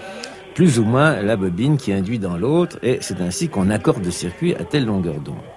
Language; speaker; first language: French; native; French